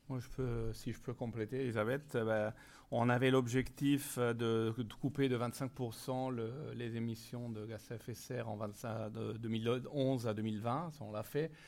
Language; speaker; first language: French; non-native, fluent; Italian